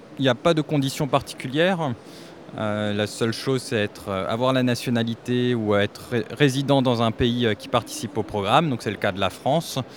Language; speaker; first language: French; native; French